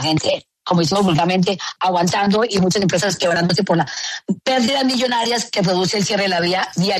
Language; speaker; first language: Spanish; native; Spanish